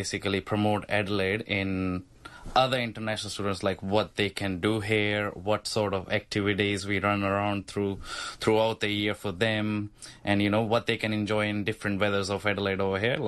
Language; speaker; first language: English; non-native, local second language; Punjabi